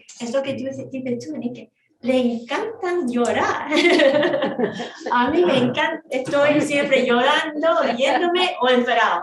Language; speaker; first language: Spanish; non-native, fluent; Korean